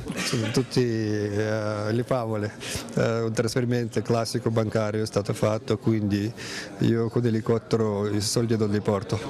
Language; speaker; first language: Italian; non-native, fluent; Russian